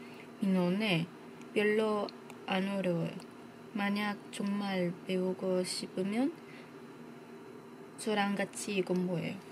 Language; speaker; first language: Korean; non-native, learner; Basque